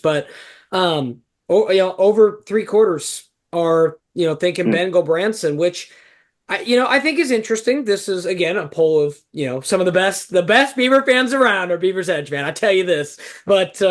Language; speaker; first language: English; native; English